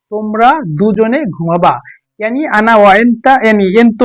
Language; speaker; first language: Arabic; non-native, fluent; Bangla